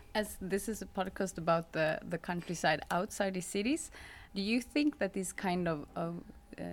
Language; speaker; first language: English; non-native, fluent; Swedish